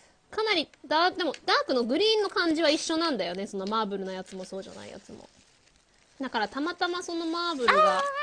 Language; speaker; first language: Japanese; native; Japanese